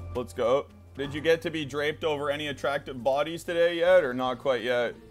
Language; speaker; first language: English; native; English